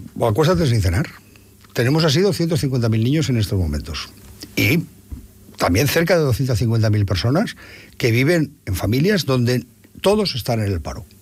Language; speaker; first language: Spanish; non-native, local second language; Catalan